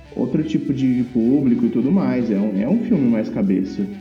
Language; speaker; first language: Portuguese; native; Portuguese